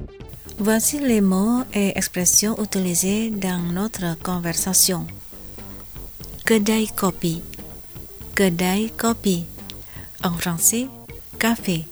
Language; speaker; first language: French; non-native, fluent; Indonesian